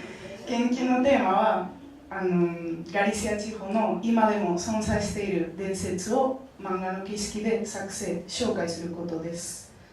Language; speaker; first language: Japanese; non-native, fluent; Spanish